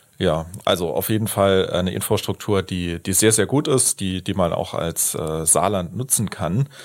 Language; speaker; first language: German; native; German